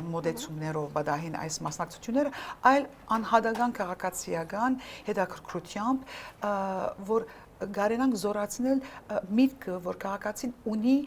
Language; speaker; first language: Armenian; early bilingual, heritage; Armenian